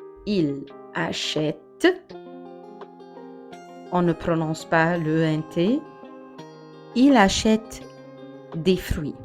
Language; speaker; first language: French; non-native, fluent; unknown